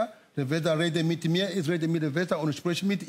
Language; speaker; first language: German; non-native, fluent; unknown